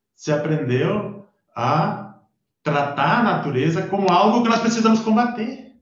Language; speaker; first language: Portuguese; native; Portuguese